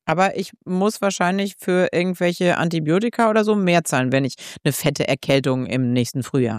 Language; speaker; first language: German; native; German